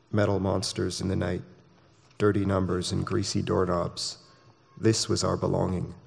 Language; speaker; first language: English; native; English